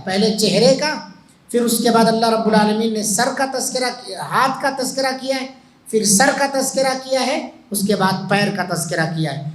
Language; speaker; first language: Urdu; native; Urdu